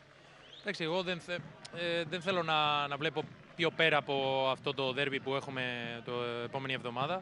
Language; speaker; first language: Greek; non-native, fluent; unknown